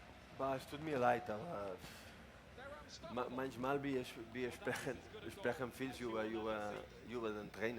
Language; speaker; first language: German; non-native, learner; Spanish